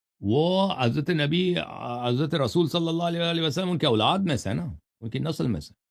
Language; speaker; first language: Urdu; non-native, fluent; Persian